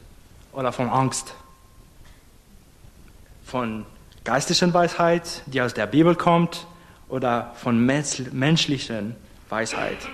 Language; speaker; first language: German; non-native, fluent; English